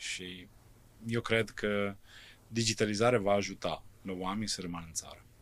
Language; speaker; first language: Romanian; non-native, fluent; Italian